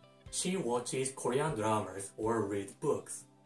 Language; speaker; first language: English; non-native, fluent; Japanese